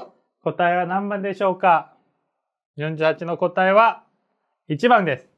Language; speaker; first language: Japanese; non-native, fluent; Korean